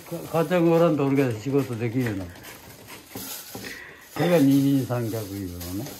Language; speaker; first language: Japanese; native; Japanese